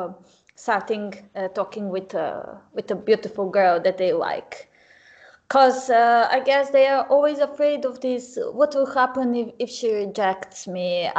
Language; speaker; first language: English; non-native, fluent; Serbian